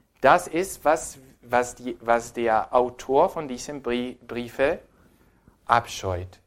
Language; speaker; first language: German; non-native, fluent; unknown